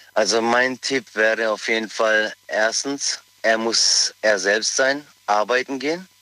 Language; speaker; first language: German; native; German